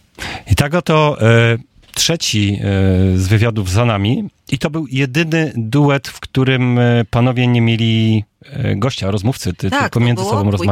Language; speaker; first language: Polish; native; Polish